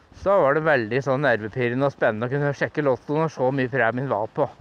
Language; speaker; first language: Norwegian; native; Norwegian